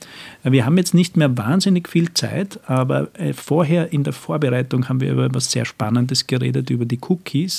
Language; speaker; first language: German; native; German